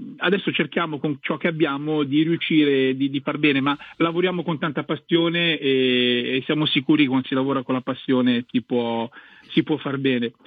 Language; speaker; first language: Italian; native; Italian